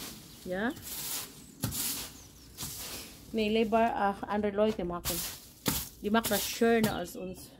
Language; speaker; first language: German; non-native, learner; Filipino